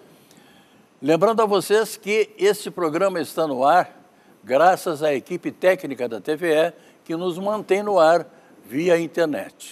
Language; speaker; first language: Portuguese; native; Portuguese